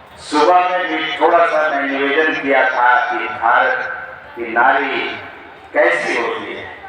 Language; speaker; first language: Hindi; native; Hindi